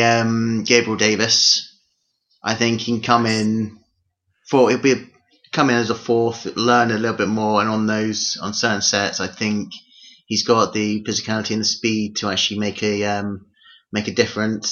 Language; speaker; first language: English; native; English